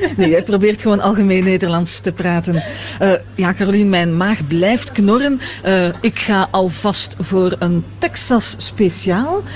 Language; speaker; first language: Dutch; native; Dutch